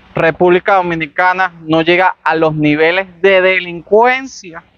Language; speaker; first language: Spanish; native; Spanish